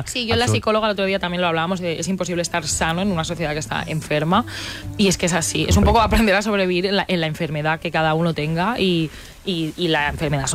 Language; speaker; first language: Spanish; native; Spanish